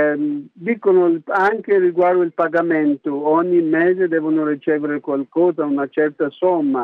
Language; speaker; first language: Italian; non-native, local second language; English